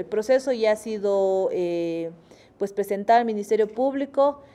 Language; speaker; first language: Spanish; native; Spanish